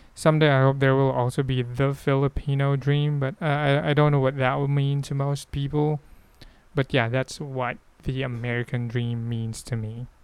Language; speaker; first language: English; non-native, local second language; Filipino